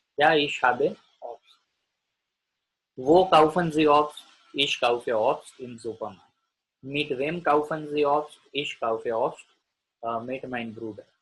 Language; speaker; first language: German; non-native, learner; Gujarati